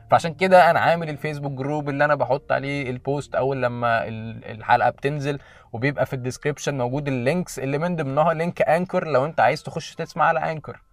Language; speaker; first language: Arabic; native; Arabic